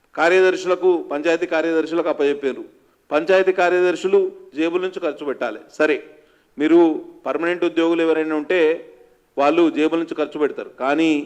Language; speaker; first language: Telugu; native; Telugu